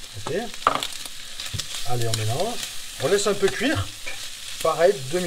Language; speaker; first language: French; native; French